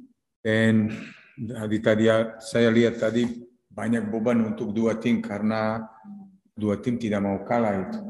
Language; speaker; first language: Indonesian; non-native, fluent; Serbian